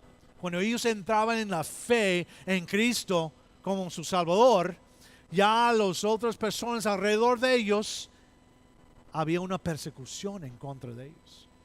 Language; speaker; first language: Spanish; non-native, fluent; English